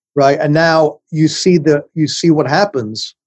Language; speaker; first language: English; native; English